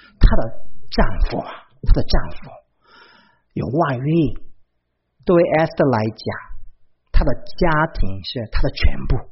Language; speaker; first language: Chinese; non-native, fluent; Korean